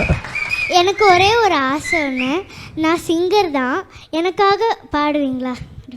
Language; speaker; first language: Tamil; native; Tamil